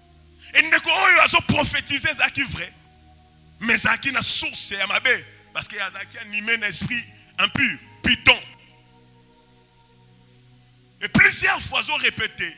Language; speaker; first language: French; non-native, local second language; Lingala